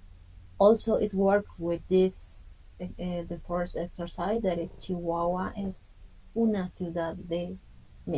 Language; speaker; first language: English; non-native, fluent; Spanish